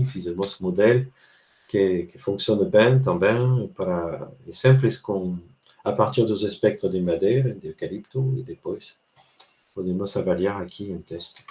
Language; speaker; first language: Portuguese; non-native, fluent; French